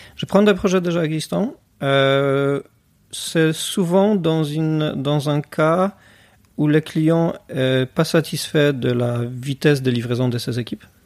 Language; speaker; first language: French; non-native, fluent; Polish